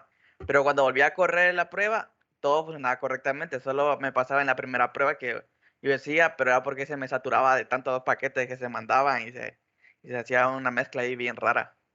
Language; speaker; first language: Spanish; native; Spanish